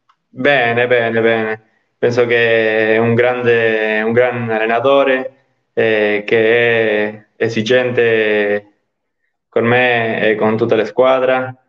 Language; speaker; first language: Italian; non-native, learner; Spanish